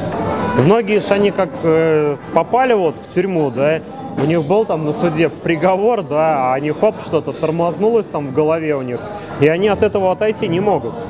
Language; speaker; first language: Russian; native; Russian